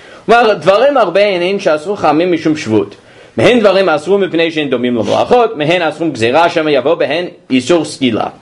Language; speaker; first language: Hebrew; non-native, fluent; English